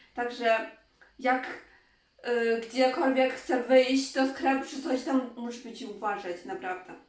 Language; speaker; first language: Polish; non-native, learner; Chinese